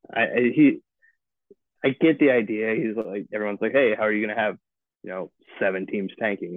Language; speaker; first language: English; native; English